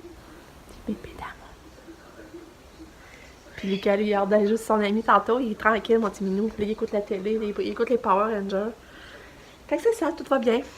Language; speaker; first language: French; native; French